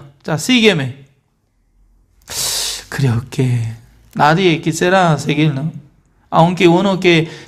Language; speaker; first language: Spanish; non-native, fluent; Korean